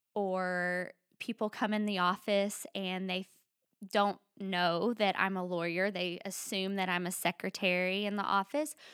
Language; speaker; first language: English; native; English